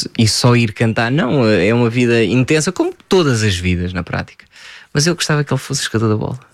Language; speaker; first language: Portuguese; early bilingual, other home language; French